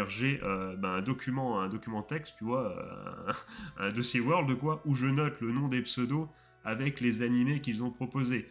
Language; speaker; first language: French; native; French